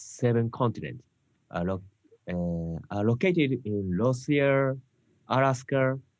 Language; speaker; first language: English; non-native, learner; Japanese